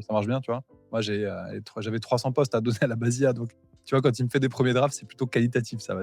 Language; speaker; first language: French; native; French